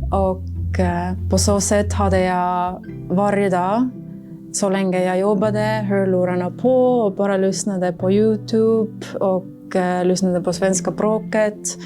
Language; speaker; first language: Swedish; non-native, fluent; Estonian